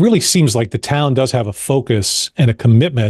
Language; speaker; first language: English; native; English